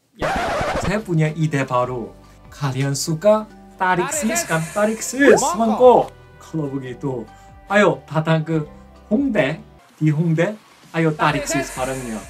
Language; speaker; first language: Indonesian; non-native, fluent; Korean